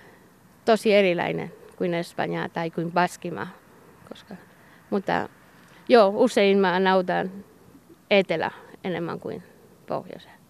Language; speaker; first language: Finnish; non-native, learner; Basque